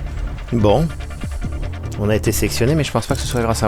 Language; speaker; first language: French; native; French